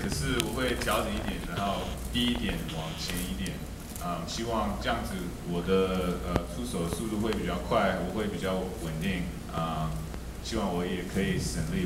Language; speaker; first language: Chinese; early bilingual, heritage; English